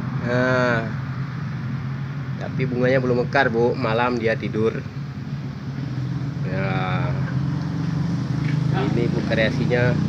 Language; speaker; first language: Indonesian; native; Indonesian